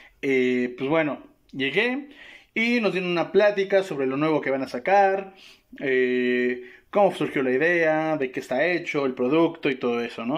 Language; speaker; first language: Spanish; native; Spanish